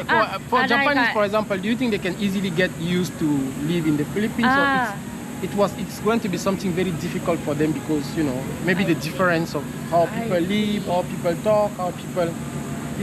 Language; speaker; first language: English; non-native, learner; French